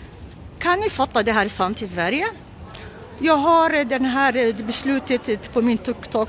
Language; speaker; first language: Swedish; non-native, local second language; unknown